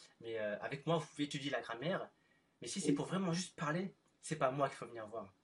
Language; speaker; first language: French; non-native, fluent; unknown